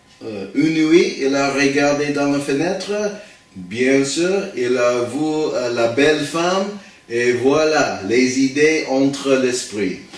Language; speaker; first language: French; non-native, learner; English